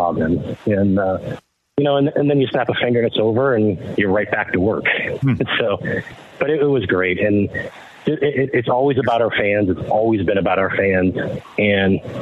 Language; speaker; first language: English; native; English